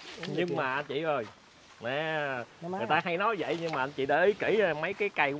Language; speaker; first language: Vietnamese; native; Vietnamese